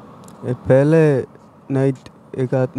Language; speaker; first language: Hindi; non-native, local second language; Malayalam